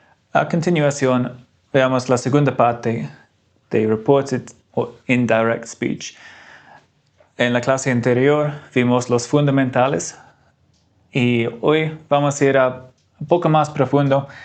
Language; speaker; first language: Spanish; non-native, fluent; English